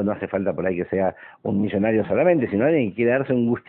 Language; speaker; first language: Spanish; native; Spanish